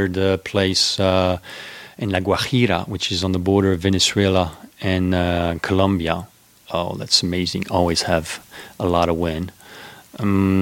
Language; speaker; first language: English; non-native, fluent; French